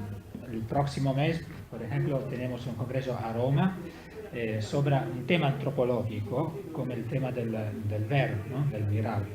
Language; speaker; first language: Spanish; non-native, fluent; Italian